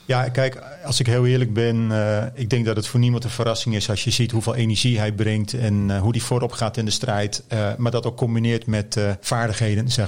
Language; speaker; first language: Dutch; native; Dutch